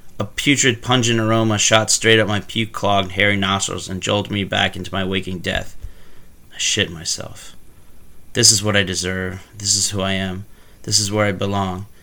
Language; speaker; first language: English; native; English